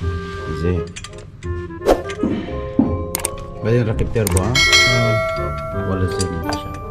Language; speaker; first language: Arabic; non-native, learner; Filipino